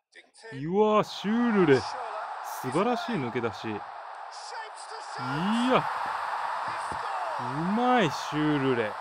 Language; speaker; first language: Japanese; native; Japanese